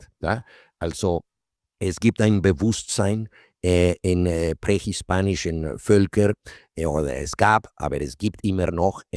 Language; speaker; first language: German; non-native, fluent; Spanish